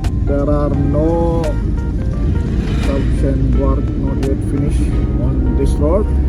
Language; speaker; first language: English; non-native, local second language; Malayalam